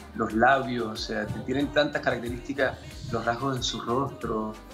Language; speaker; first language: Spanish; early bilingual, heritage; Spanish